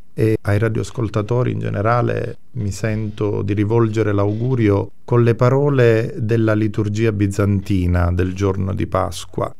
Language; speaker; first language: Italian; native; Italian